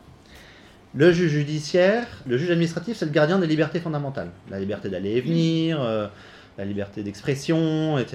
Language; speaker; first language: French; native; French